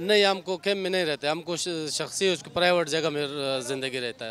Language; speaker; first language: Hindi; early bilingual, other home language; Pashto